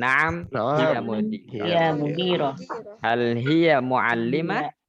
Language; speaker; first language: Arabic; non-native, fluent; Indonesian